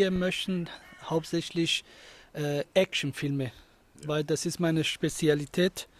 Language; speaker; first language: German; non-native, fluent; Persian